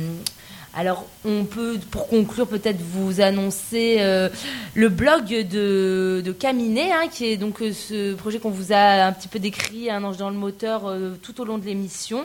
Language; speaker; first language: French; native; French